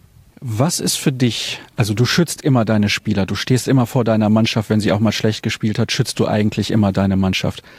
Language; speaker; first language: German; native; German